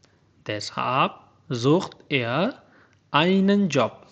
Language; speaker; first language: German; non-native, fluent; Urdu